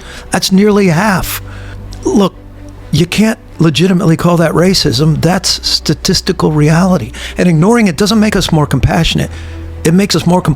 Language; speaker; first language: English; native; English